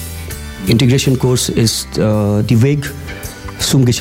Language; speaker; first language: German; non-native, learner; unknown